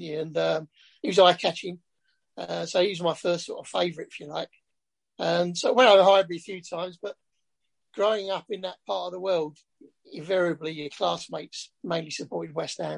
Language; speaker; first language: English; native; English